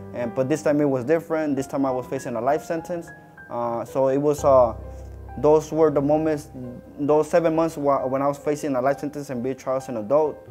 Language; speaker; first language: English; native; English